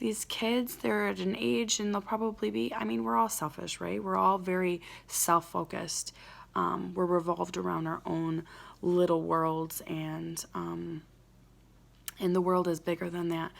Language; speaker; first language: English; native; English